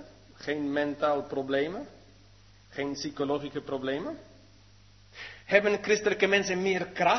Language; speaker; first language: Dutch; non-native, fluent; English